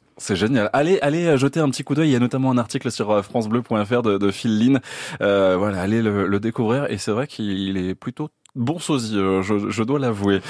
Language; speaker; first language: French; native; French